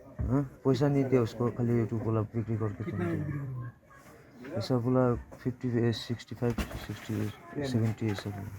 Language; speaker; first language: Hindi; non-native, local second language; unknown